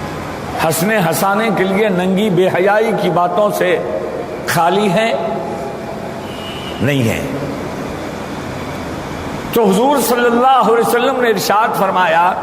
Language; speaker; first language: Urdu; native; Urdu